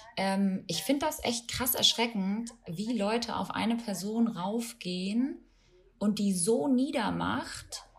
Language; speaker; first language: German; early bilingual, other home language; Albanian